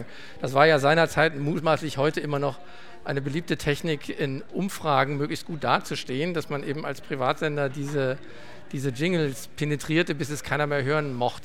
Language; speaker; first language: German; native; German